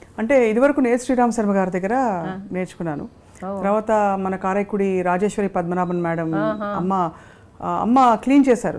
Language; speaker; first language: Telugu; native; Telugu